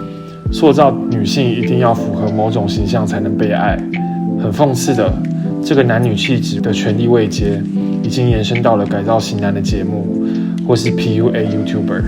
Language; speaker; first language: Chinese; native; Chinese